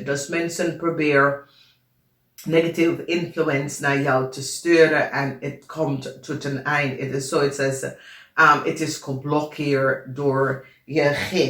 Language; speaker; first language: Dutch; non-native, learner; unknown